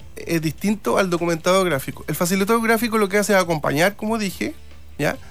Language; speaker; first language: Spanish; native; Spanish